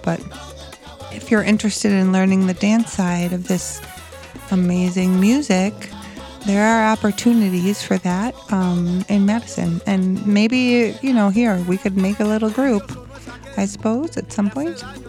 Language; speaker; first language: English; native; English